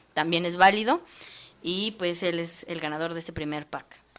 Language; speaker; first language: Spanish; native; Spanish